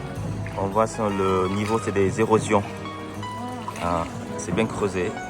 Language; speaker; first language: French; non-native, fluent; Vietnamese